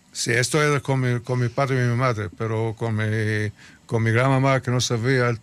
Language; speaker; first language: Spanish; early bilingual, heritage; Spanish